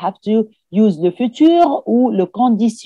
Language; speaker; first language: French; non-native, fluent; Arabic